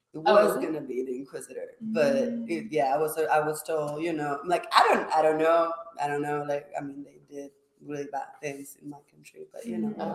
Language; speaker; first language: English; non-native, fluent; Spanish